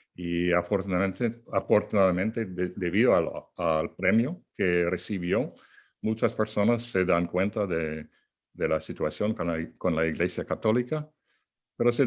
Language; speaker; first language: Spanish; non-native, fluent; English